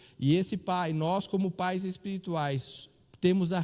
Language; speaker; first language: Portuguese; native; Portuguese